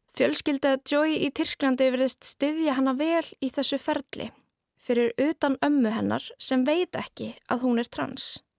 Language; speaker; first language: Icelandic; native; Icelandic